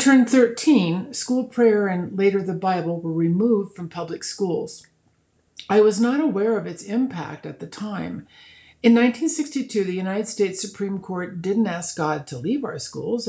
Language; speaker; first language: English; native; English